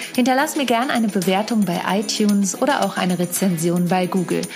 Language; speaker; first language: German; native; German